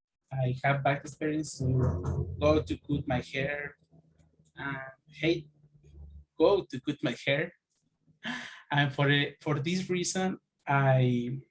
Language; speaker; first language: English; non-native, learner; Spanish